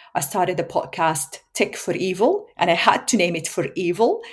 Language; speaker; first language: English; non-native, fluent; Arabic